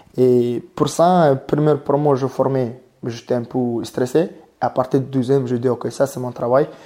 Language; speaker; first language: French; non-native, learner; Mongolian